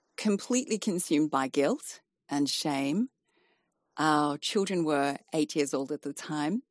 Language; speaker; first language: English; native; English